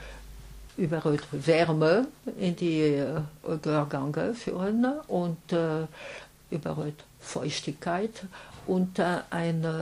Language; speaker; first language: German; non-native, fluent; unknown